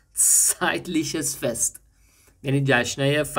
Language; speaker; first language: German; non-native, fluent; Persian